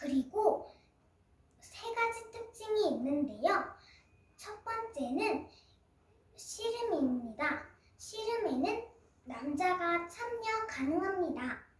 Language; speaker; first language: Korean; early bilingual, other home language; Mongolian